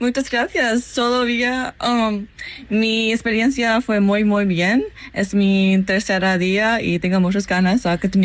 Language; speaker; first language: Spanish; non-native, learner; English